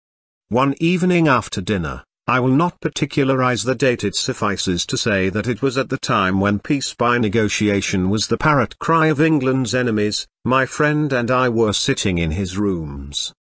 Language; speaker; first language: English; non-native, fluent; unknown